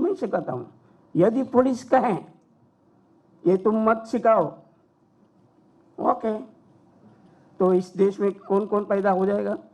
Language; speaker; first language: Hindi; non-native, fluent; Sinhala